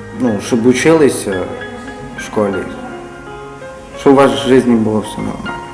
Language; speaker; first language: Ukrainian; non-native, local second language; Romany